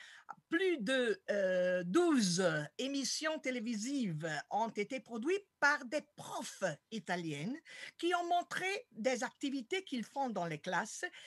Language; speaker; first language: French; non-native, fluent; Italian